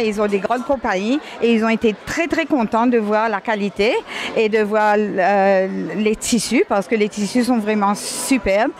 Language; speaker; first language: French; non-native, local second language; Morisyen